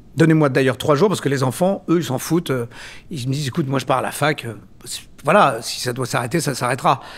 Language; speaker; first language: French; native; French